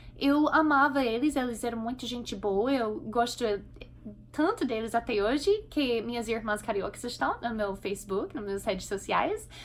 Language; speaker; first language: Portuguese; non-native, fluent; English